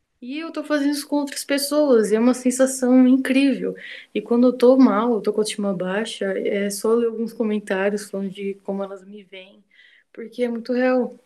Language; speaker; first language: Portuguese; native; Portuguese